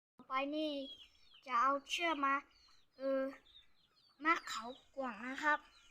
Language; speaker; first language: Thai; native; Thai